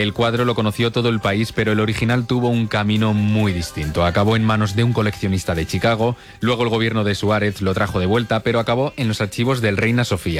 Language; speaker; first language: Spanish; native; Spanish